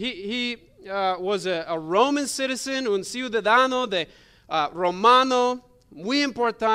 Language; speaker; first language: Spanish; non-native, learner; English